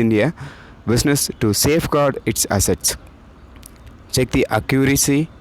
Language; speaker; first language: English; non-native, local second language; Tamil